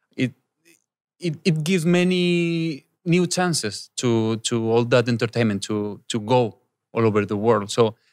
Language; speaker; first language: English; non-native, fluent; Spanish